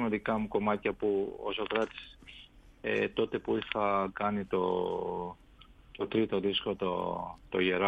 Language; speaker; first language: Greek; non-native, fluent; Armenian